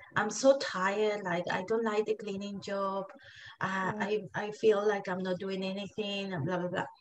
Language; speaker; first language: English; non-native, fluent; Spanish